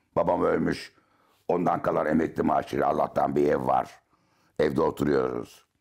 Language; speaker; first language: Turkish; native; Turkish